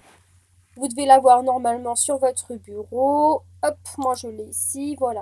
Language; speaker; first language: French; native; French